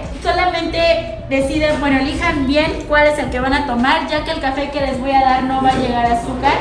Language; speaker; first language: Spanish; native; Spanish